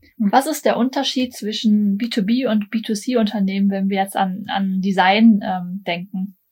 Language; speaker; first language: German; native; German